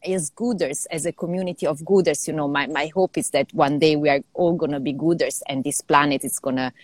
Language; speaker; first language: English; non-native, fluent; Italian